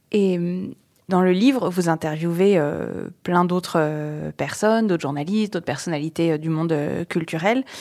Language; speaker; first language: French; native; French